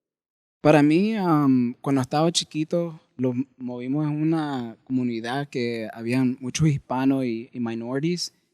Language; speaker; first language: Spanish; early bilingual, heritage; Spanish